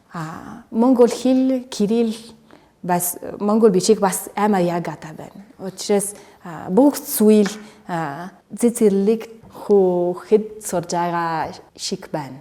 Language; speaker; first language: Mongolian; non-native, learner; Italian